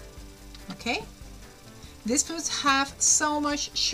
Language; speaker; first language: English; non-native, fluent; Spanish